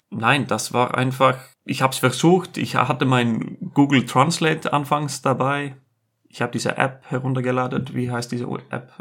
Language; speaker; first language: German; non-native, fluent; Icelandic